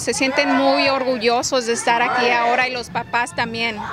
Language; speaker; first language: Spanish; early bilingual, other home language; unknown